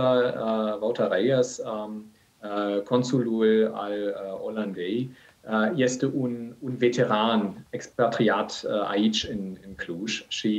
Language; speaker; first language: Romanian; non-native, learner; German